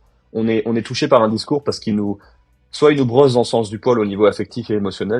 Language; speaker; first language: French; native; French